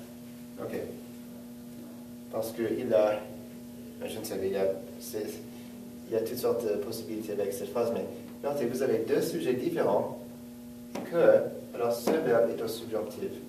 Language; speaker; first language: French; non-native, fluent; English